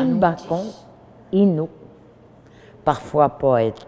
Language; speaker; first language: French; native; French